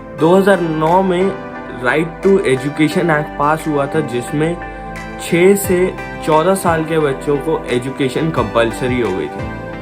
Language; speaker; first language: Hindi; native; Hindi